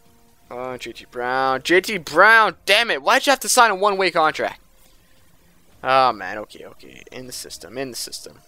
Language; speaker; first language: English; native; English